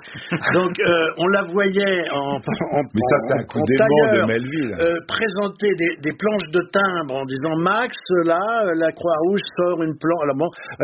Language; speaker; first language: French; native; French